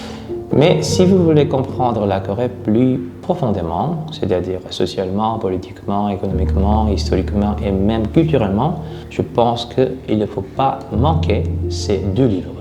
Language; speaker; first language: French; non-native, fluent; Korean